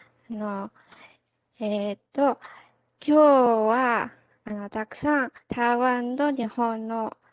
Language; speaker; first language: Japanese; non-native, learner; Chinese